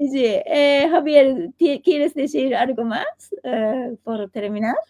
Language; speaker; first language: Spanish; non-native, fluent; Japanese